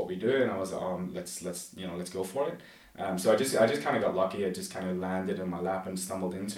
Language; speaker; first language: English; native; English